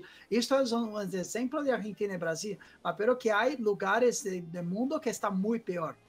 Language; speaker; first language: Spanish; non-native, fluent; Portuguese